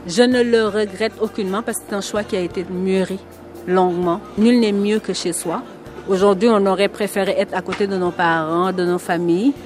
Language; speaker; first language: French; non-native, local second language; Wolof